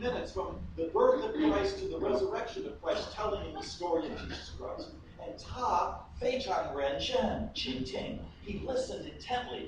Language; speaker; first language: English; native; English